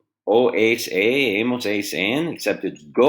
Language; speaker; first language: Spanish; non-native, fluent; English